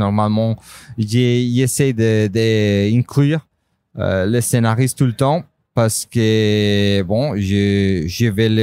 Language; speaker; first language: French; non-native, fluent; Spanish